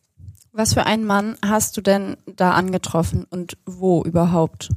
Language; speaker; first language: German; native; German